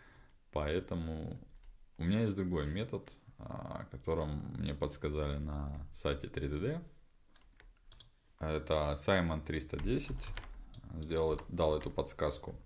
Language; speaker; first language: Russian; native; Russian